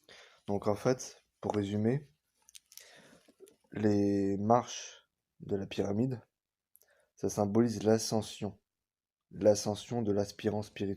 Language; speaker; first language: French; native; French